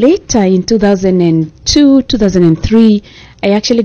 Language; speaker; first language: English; non-native, local second language; Kikuyu